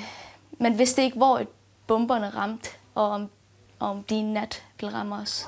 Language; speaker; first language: Danish; early bilingual, other home language; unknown